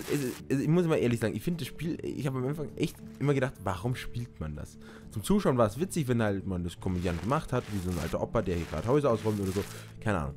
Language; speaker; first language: German; native; German